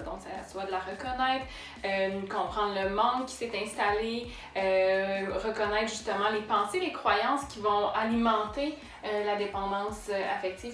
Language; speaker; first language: French; native; French